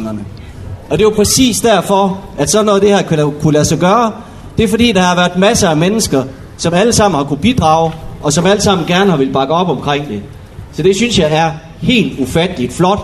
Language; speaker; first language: Danish; native; Danish